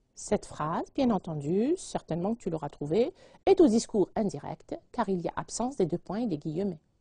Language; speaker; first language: French; non-native, local second language; Arabic